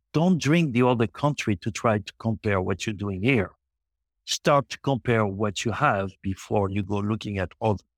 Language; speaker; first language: English; non-native, local second language; French